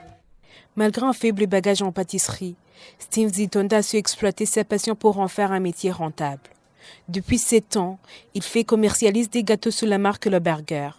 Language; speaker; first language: French; non-native, local second language; Rundi